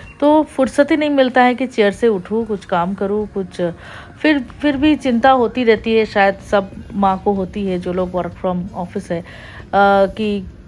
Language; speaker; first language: Hindi; non-native, local second language; Bangla